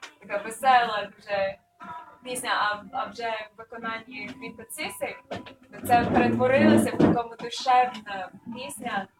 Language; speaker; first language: Ukrainian; early bilingual, other home language; English